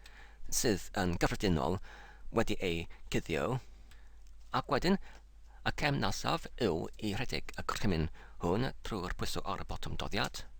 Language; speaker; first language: Welsh; non-native, learner; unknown